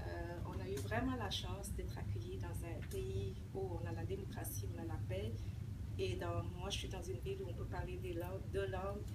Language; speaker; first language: French; early bilingual, other home language; Vietnamese